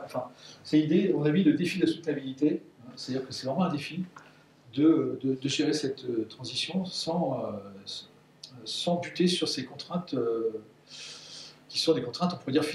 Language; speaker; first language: French; native; French